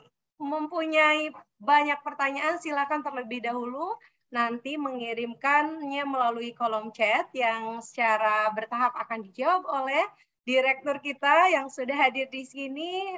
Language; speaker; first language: Indonesian; native; Indonesian